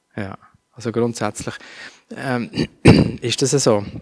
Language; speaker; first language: German; native; German